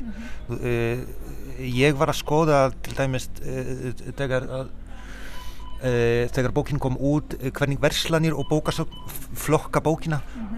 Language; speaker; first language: Icelandic; non-native, fluent; Polish